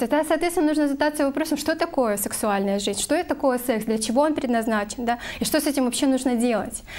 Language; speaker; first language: Russian; non-native, local second language; Kyrgyz